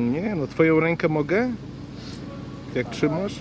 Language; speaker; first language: Polish; non-native, learner; English